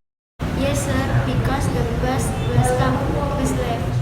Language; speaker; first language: English; non-native, learner; Indonesian